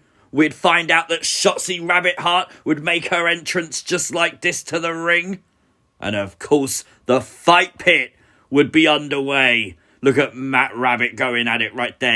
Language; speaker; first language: English; native; English